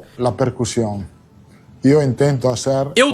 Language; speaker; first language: Portuguese; non-native, learner; Italian